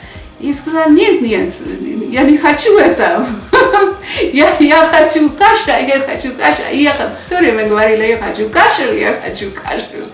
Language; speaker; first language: Russian; non-native, fluent; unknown